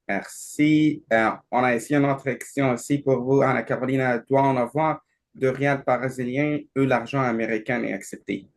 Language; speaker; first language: French; non-native, learner; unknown